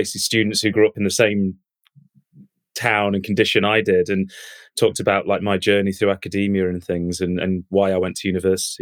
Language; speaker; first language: English; native; English